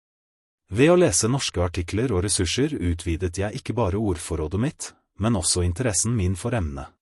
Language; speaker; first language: Norwegian; non-native, fluent; Russian